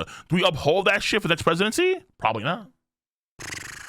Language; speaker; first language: English; native; English